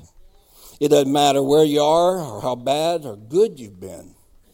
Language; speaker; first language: English; native; English